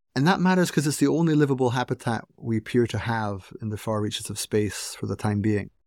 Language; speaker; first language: English; native; English